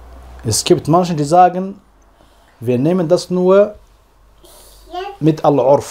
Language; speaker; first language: German; non-native, fluent; Arabic